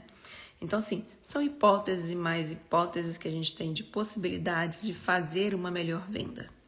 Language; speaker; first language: Portuguese; native; Portuguese